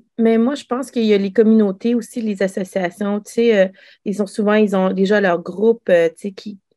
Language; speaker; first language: French; early bilingual, other home language; Lao